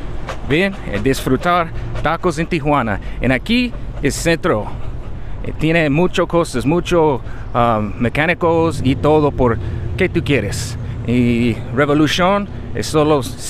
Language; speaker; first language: Spanish; non-native, learner; English